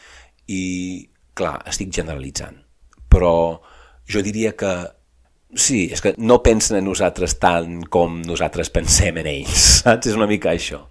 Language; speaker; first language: Catalan; non-native, fluent; English